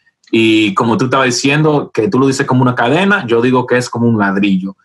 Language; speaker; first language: Spanish; early bilingual, heritage; Spanish